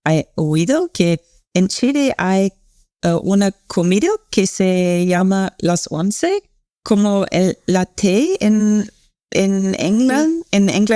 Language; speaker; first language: Spanish; non-native, learner; English